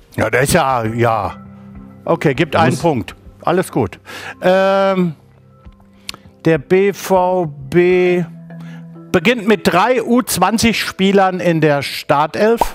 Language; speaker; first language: German; native; German